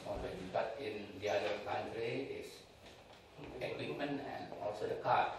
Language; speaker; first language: English; non-native, learner; Indonesian